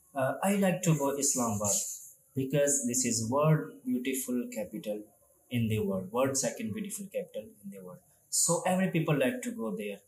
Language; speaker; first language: English; non-native, learner; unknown